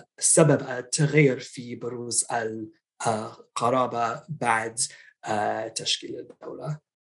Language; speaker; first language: Arabic; non-native, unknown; English